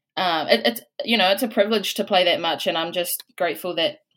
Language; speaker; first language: English; native; English